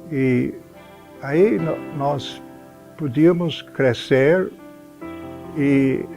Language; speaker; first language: Portuguese; non-native, fluent; English